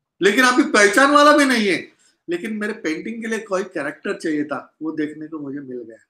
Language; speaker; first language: Hindi; non-native, local second language; Konkani